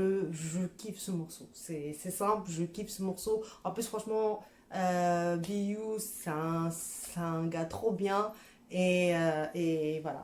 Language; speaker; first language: French; native; French